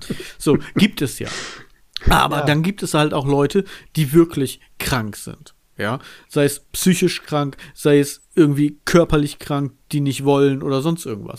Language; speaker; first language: German; native; German